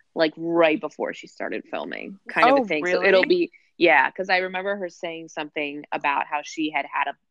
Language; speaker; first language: English; native; English